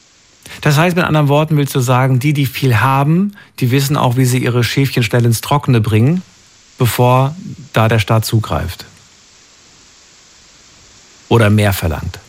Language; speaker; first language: German; native; German